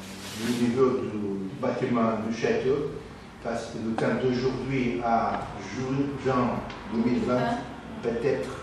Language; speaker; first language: French; non-native, learner; Portuguese